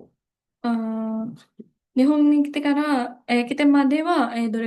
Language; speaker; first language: Japanese; non-native, fluent; Indonesian